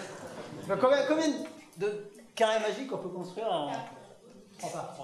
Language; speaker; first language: French; native; French